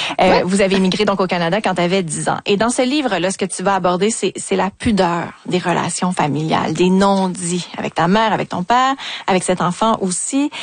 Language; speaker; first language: French; native; French